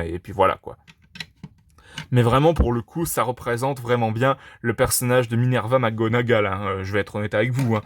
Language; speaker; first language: French; native; French